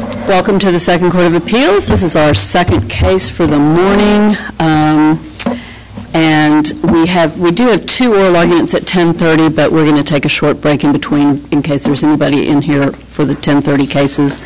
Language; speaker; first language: English; native; English